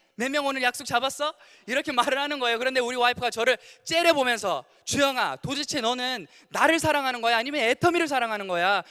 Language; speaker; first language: Korean; early bilingual, heritage; Korean